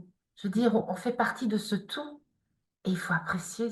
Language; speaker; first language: French; native; French